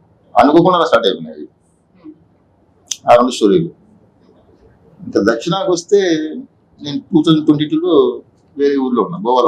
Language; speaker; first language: Telugu; native; Telugu